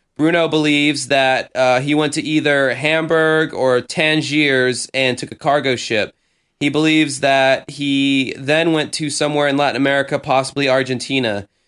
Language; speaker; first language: English; native; English